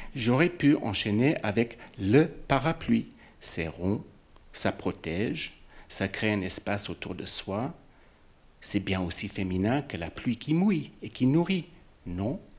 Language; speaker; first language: French; non-native, fluent; English